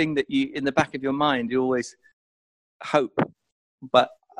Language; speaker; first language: English; native; English